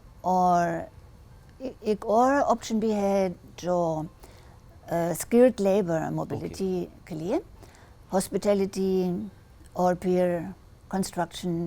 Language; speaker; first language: Hindi; non-native, learner; German